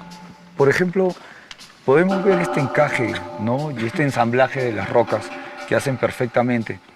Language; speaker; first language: Spanish; native; Spanish